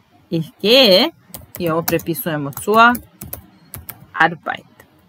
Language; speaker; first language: German; non-native, fluent; Serbian